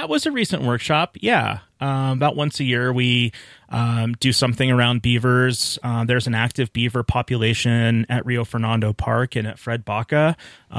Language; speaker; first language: English; native; English